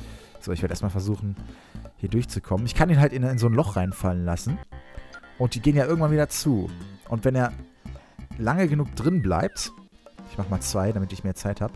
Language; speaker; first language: German; native; German